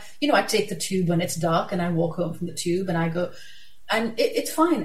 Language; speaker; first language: English; non-native, local second language; Urdu